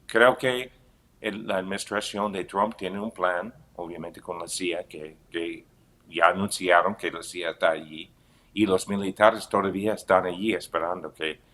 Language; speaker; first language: Spanish; non-native, fluent; English